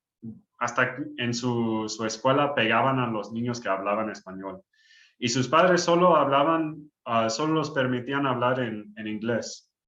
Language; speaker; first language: Spanish; early bilingual, heritage; English